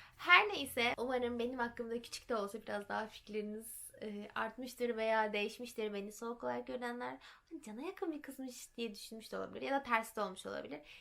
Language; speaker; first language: Turkish; early bilingual, heritage; Turkish